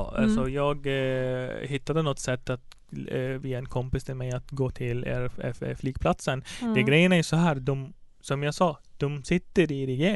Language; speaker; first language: Swedish; non-native, fluent; Arabic